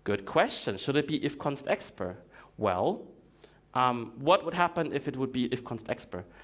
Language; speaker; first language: English; non-native, fluent; Russian